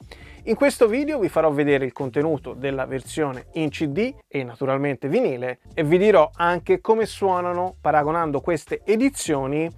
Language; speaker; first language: Italian; native; Italian